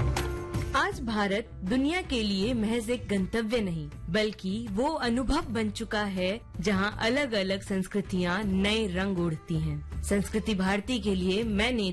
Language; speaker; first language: Hindi; native; Hindi